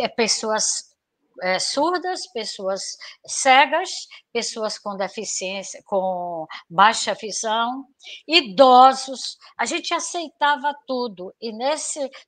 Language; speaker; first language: Portuguese; native; Portuguese